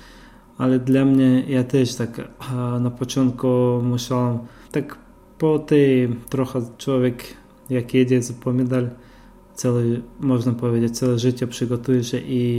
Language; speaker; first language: Polish; non-native, fluent; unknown